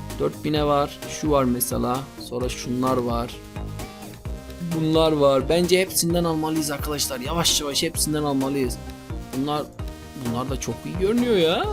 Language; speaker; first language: Turkish; native; Turkish